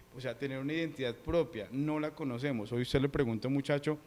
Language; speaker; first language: Spanish; native; Spanish